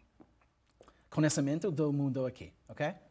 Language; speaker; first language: Portuguese; non-native, learner; English